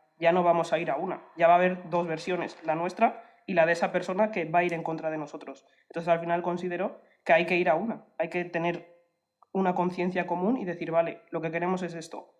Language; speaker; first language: Spanish; early bilingual, other home language; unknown